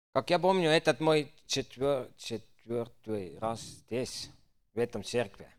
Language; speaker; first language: Russian; non-native, learner; Estonian